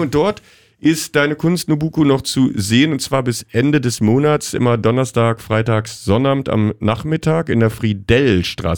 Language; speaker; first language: German; native; German